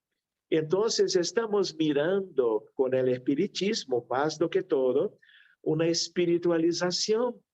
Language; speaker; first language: Spanish; non-native, fluent; Portuguese